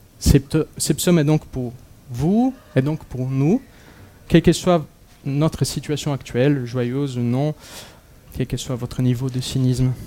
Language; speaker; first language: French; non-native, fluent; Portuguese